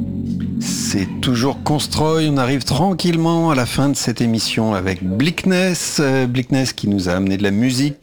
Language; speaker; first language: French; native; French